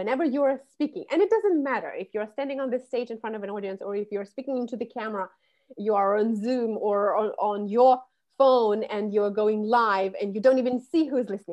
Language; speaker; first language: English; non-native, fluent; Russian